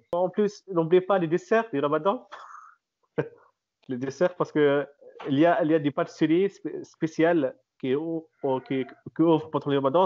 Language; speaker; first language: French; non-native, local second language; Arabic